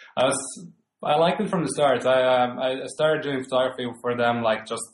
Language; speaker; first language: English; non-native, fluent; Finnish